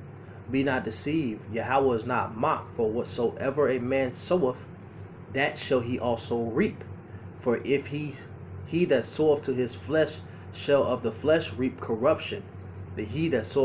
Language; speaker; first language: English; native; English